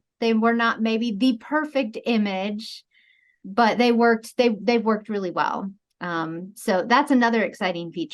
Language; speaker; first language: English; native; English